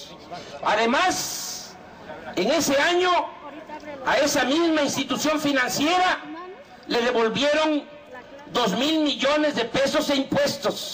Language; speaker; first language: Spanish; native; Spanish